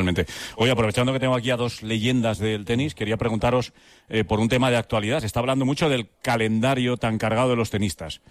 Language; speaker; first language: Spanish; native; Spanish